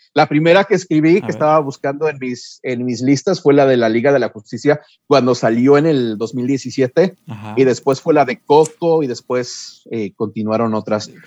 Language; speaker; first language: Spanish; early bilingual, heritage; Spanish